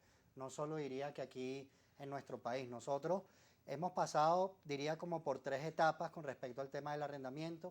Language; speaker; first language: Spanish; native; Spanish